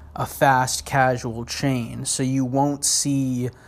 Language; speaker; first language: English; native; English